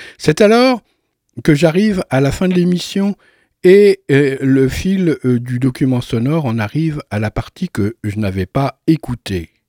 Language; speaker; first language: French; native; French